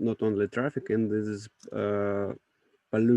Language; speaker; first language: English; non-native, learner; Russian